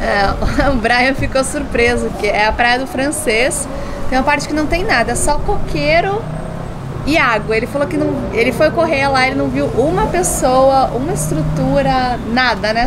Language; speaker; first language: Portuguese; native; Portuguese